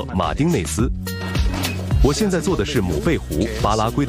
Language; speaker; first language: Chinese; non-native, fluent; Guarani